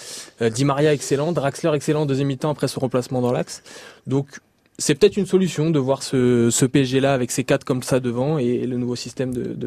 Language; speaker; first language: French; native; French